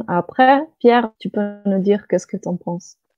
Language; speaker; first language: French; non-native, fluent; Slovenian